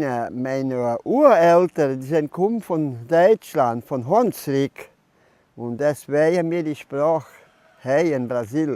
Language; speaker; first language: German; early bilingual, heritage; German